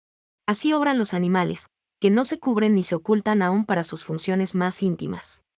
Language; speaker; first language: Spanish; native; Spanish